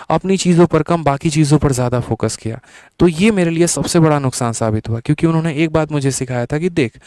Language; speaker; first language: Hindi; native; Hindi